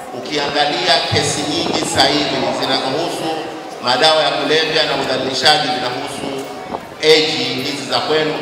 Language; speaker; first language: Swahili; native; Swahili